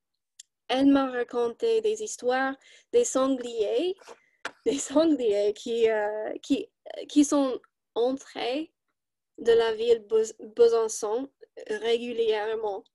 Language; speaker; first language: French; non-native, learner; English